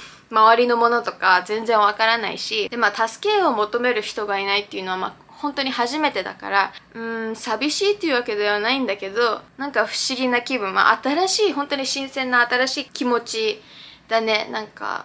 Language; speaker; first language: Japanese; early bilingual, heritage; Japanese